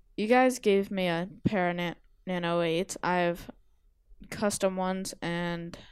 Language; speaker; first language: English; native; English